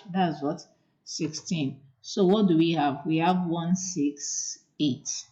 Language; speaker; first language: English; non-native, local second language; Yoruba